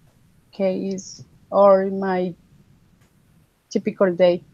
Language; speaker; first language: English; non-native, learner; Spanish